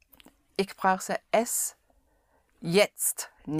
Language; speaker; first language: German; non-native, learner; English